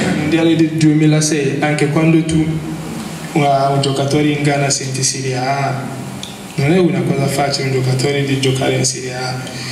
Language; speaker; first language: Italian; non-native, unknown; Akan